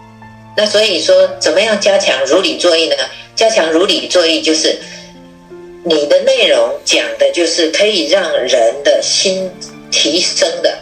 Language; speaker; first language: Chinese; native; Chinese